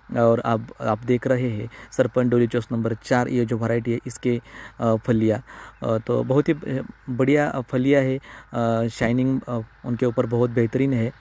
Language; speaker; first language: Hindi; non-native, local second language; Marathi